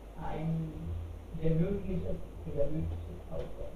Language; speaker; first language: German; non-native, learner; Hindi